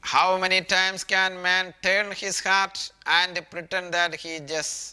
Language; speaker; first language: English; non-native, local second language; Malayalam